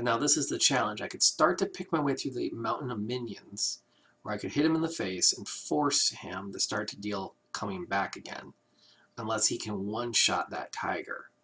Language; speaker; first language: English; native; English